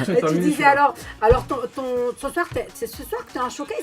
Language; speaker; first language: French; native; French